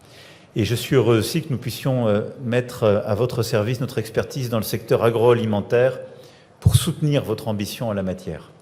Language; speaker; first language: French; native; French